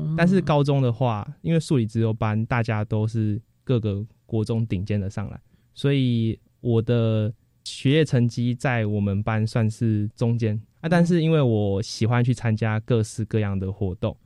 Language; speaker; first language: Chinese; native; Chinese